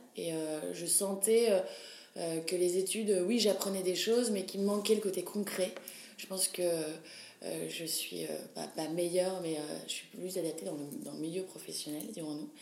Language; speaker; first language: French; native; French